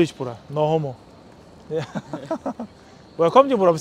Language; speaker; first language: German; native; German